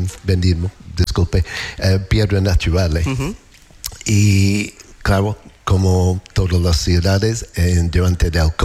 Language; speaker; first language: Spanish; non-native, learner; English